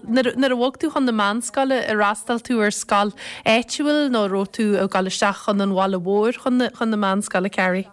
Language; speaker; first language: Irish; native; Irish